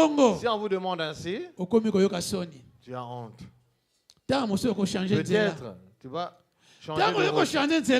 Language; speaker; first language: French; non-native, local second language; Lingala